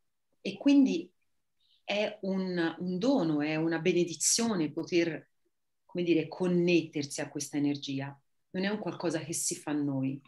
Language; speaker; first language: Italian; native; Italian